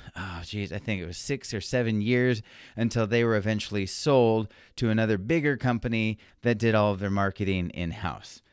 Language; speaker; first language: English; native; English